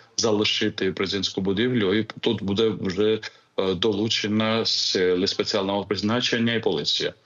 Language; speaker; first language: Ukrainian; non-native, fluent; Georgian